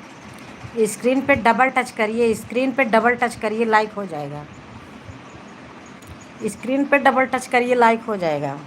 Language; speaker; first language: Hindi; non-native, local second language; Awadhi